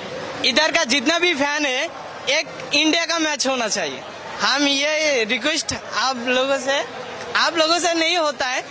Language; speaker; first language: Hindi; non-native, local second language; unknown